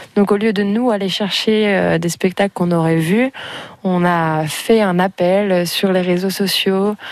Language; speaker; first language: French; native; French